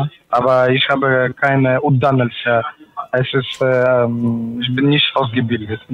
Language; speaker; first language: German; non-native, learner; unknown